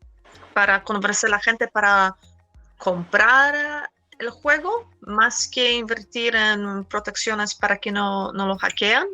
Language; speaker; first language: Spanish; non-native, fluent; Polish